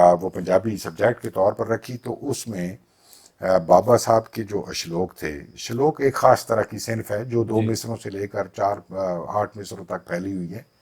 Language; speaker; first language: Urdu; non-native, local second language; Punjabi